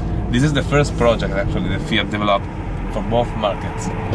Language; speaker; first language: English; non-native, fluent; Italian